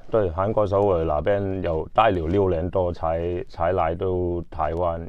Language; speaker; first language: Chinese; non-native, local second language; Cantonese